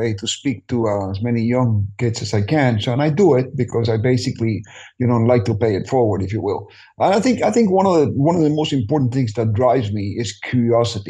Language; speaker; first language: English; non-native, fluent; Spanish